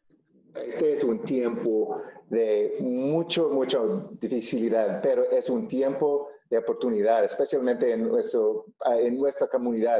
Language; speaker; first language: Spanish; non-native, local second language; English